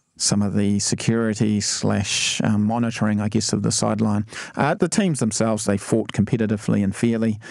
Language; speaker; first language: English; native; English